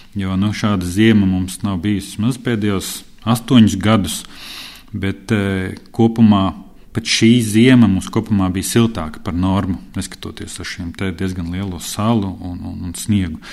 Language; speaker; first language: Latvian; native; Latvian